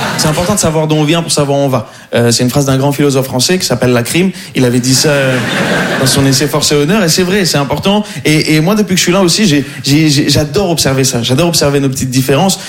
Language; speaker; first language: French; non-native, local second language; Arabic